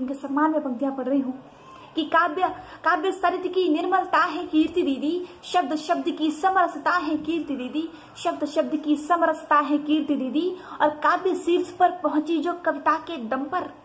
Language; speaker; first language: Hindi; native; Hindi